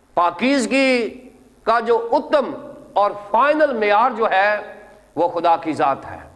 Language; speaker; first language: Urdu; non-native, local second language; Punjabi